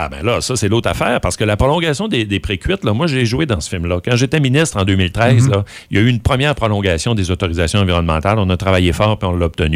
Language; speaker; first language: French; native; French